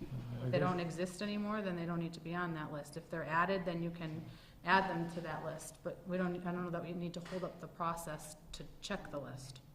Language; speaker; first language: English; native; English